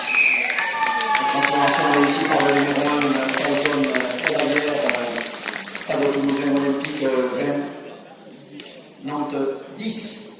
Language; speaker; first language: French; native; French